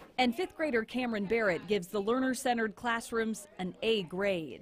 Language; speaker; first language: English; native; English